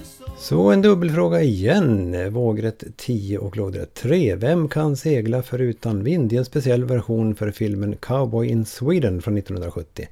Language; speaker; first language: Swedish; native; Swedish